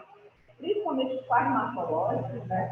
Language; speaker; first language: Portuguese; native; Portuguese